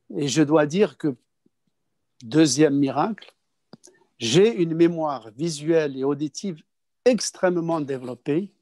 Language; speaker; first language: French; non-native, local second language; Kabyle